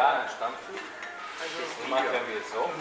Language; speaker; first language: German; non-native, learner; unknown